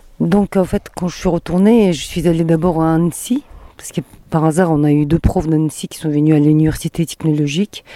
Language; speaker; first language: French; non-native, fluent; Russian